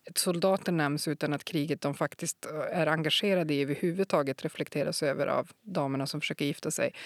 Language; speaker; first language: Swedish; native; Swedish